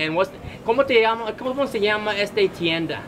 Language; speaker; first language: Spanish; non-native, learner; English